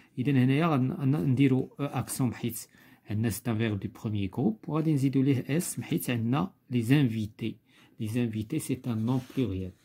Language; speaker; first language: French; non-native, local second language; Arabic